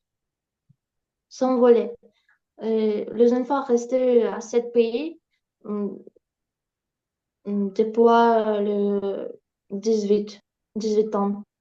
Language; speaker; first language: French; non-native, learner; Ukrainian